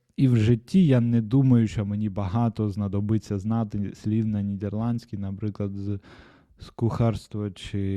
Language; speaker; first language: Ukrainian; non-native, local second language; Russian